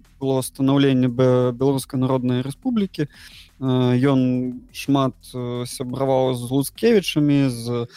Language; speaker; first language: Belarusian; non-native, local second language; Russian